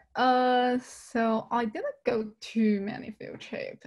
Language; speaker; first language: English; non-native, fluent; Chinese